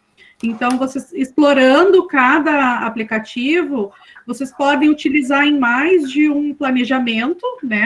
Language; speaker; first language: Portuguese; native; Portuguese